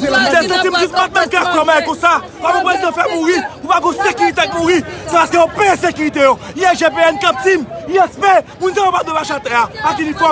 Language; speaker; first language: Haitian Creole; native; Haitian Creole